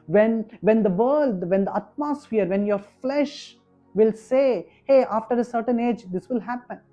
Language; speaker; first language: English; non-native, local second language; Kannada